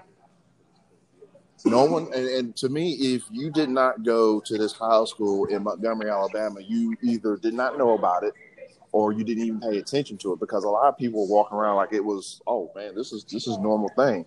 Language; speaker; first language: English; native; English